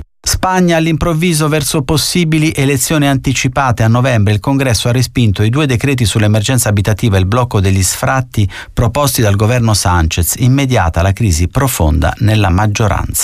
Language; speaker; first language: Italian; native; Italian